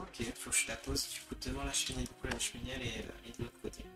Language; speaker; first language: French; native; French